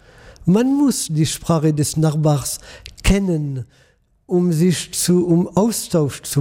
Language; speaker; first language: German; non-native, fluent; French